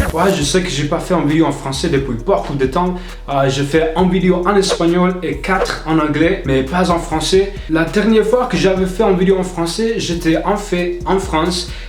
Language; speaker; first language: French; non-native, fluent; English